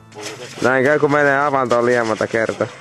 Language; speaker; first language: Finnish; native; Finnish